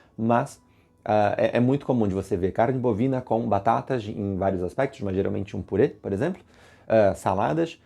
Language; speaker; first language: Portuguese; native; Portuguese